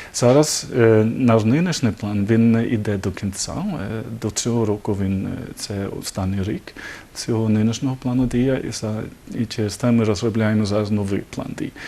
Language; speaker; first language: Ukrainian; non-native, learner; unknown